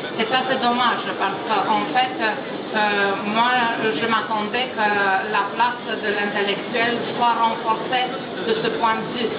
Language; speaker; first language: French; non-native, fluent; Romanian